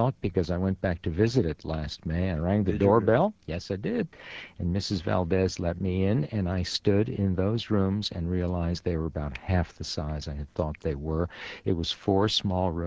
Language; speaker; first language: English; early bilingual, other home language; Yiddish